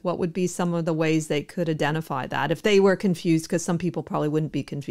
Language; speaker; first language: English; native; English